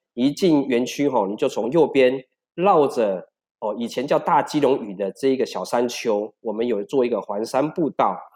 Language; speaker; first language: Chinese; native; Chinese